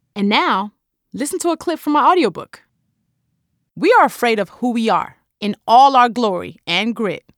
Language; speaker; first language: English; non-native, local second language; Yoruba